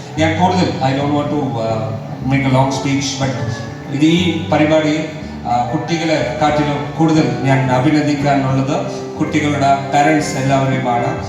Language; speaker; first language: Malayalam; non-native, local second language; Tamil